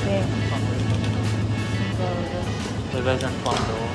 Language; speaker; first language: Spanish; non-native, learner; French